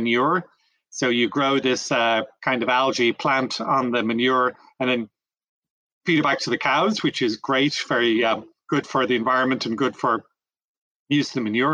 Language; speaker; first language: English; native; English